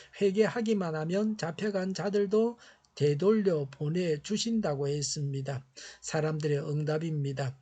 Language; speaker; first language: Korean; native; Korean